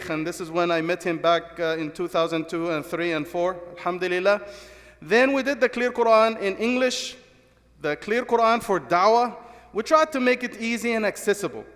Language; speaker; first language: English; non-native, fluent; Arabic